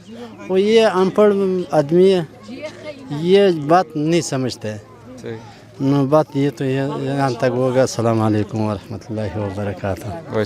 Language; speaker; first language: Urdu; non-native, local second language; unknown